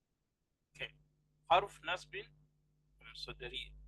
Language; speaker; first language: Arabic; non-native, fluent; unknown